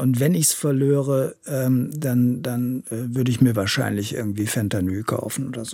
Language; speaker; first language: German; native; German